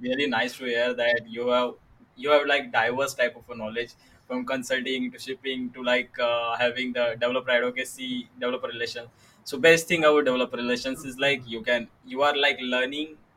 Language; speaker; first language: English; non-native, local second language; Marathi